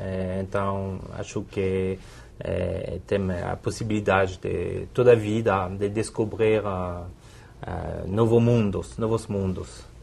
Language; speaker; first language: Portuguese; non-native, fluent; French